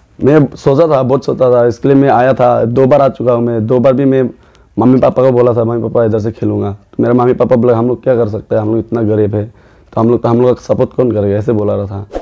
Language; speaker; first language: Hindi; non-native, local second language; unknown